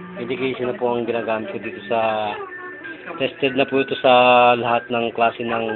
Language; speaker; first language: Filipino; native; Filipino